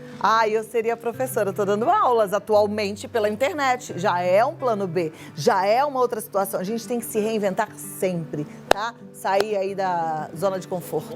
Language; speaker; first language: Portuguese; native; Portuguese